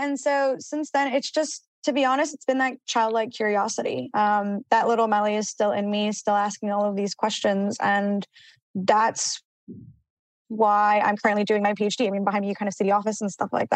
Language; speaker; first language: English; early bilingual, other home language; Spanish